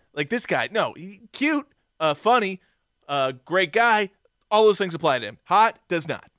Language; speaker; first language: English; native; English